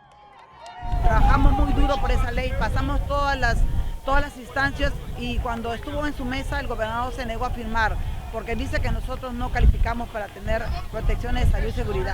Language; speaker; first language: Spanish; native; Spanish